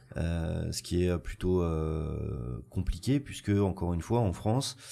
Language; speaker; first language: French; native; French